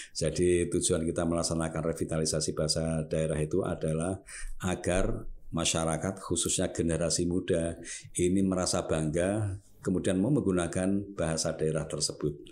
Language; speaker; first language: Indonesian; non-native, local second language; Javanese